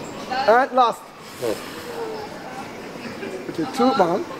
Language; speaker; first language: English; non-native, learner; Turkish